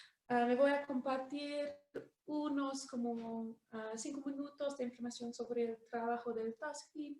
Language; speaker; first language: Spanish; non-native, fluent; English